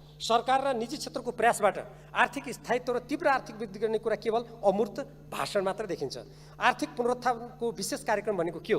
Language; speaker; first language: Nepali; native; Nepali